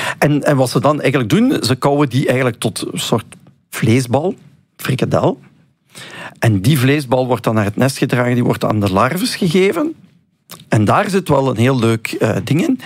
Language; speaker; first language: Dutch; native; Dutch